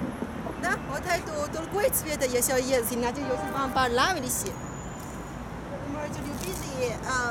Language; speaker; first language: Russian; non-native, learner; Chinese